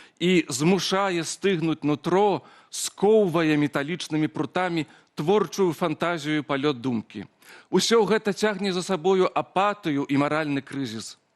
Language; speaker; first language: Belarusian; native; Belarusian